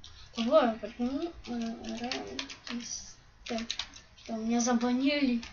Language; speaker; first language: Russian; non-native, local second language; Ukrainian